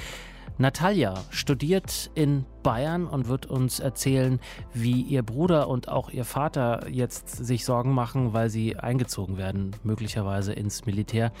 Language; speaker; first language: German; native; German